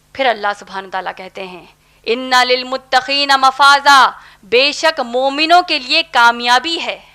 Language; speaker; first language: Urdu; native; Urdu